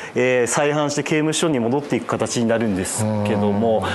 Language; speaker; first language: Japanese; native; Japanese